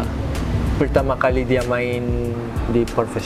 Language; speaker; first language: Indonesian; non-native, fluent; Korean